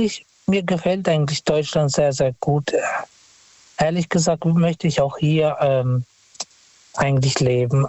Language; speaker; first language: German; non-native, fluent; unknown